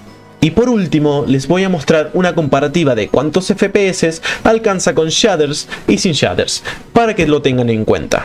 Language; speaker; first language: Spanish; native; Spanish